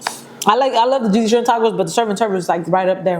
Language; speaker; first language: English; native; English